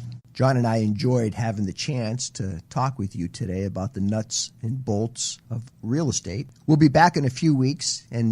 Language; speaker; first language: English; native; English